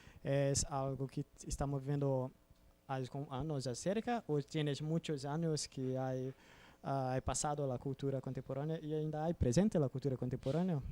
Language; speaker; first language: Spanish; non-native, learner; Portuguese